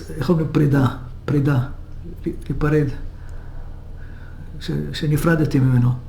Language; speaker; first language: Hebrew; early bilingual, other home language; Hungarian